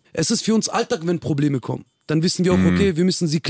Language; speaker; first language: German; early bilingual, other home language; Kurdish